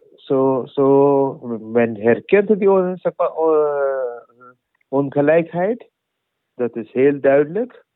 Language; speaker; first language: Dutch; non-native, learner; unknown